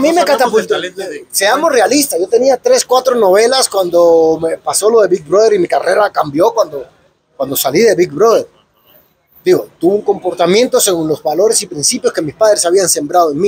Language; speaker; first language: Spanish; native; Spanish